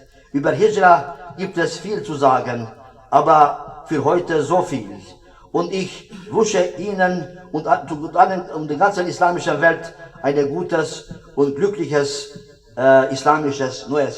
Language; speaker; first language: German; non-native, learner; Albanian